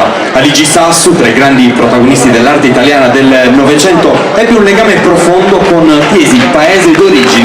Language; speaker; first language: Italian; native; Italian